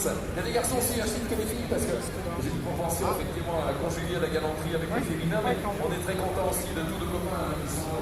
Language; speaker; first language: French; native; French